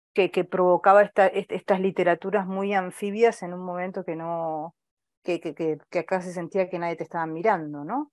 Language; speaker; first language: Spanish; native; Spanish